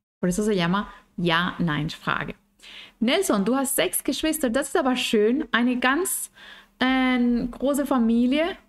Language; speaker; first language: German; non-native, fluent; Spanish